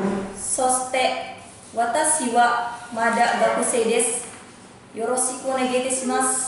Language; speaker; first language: Japanese; non-native, learner; Indonesian